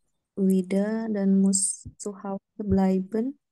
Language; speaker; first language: German; non-native, learner; Indonesian